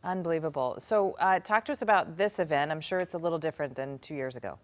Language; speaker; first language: English; native; English